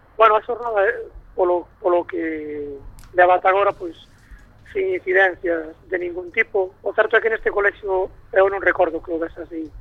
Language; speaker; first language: Galician; non-native, local second language; Spanish